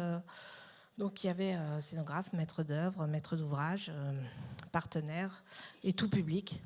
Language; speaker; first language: French; native; French